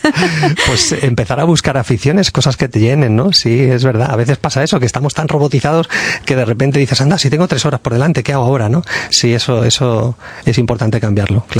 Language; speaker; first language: Spanish; native; Spanish